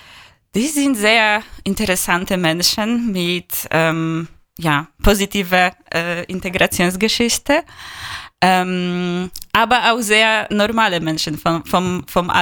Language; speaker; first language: German; non-native, fluent; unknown